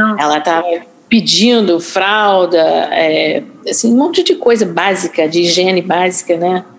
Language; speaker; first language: Portuguese; non-native, fluent; English